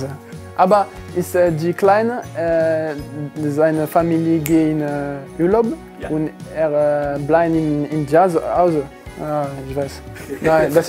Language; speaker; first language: German; non-native, learner; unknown